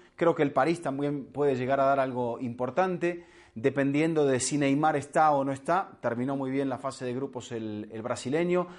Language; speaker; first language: Spanish; native; Spanish